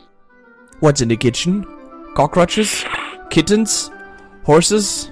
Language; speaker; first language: English; non-native, fluent; German